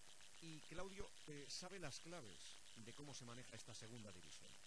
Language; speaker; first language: Spanish; native; Spanish